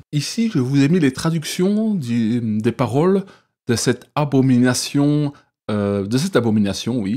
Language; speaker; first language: French; native; French